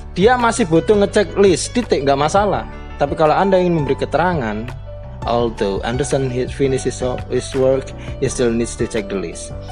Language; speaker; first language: English; non-native, fluent; Indonesian